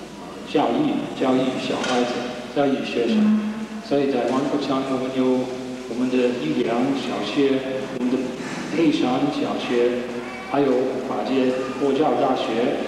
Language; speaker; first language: Chinese; non-native, learner; English